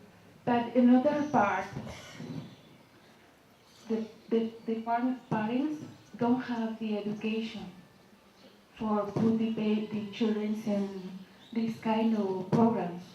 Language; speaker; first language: English; non-native, learner; Spanish